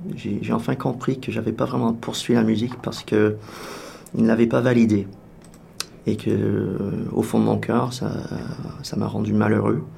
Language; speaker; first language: French; native; French